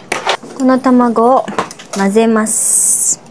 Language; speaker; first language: Japanese; early bilingual, other home language; Filipino